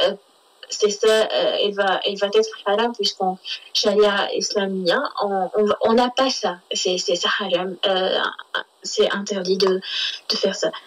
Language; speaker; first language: French; non-native, learner; Arabic